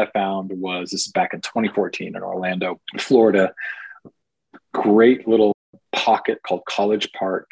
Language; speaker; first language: English; native; English